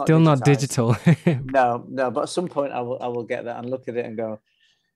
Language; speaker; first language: English; native; English